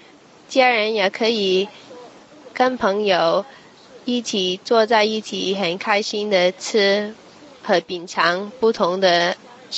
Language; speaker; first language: Chinese; non-native, fluent; English